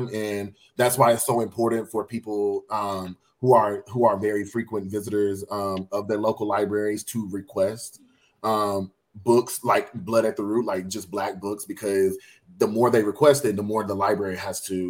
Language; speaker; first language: English; native; English